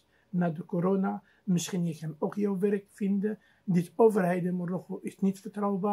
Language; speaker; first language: Dutch; non-native, fluent; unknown